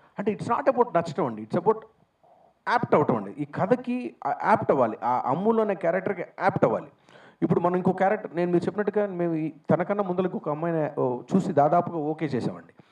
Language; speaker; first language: Telugu; native; Telugu